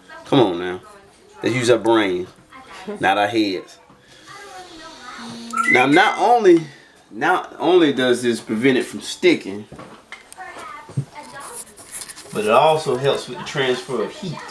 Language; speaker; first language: English; native; English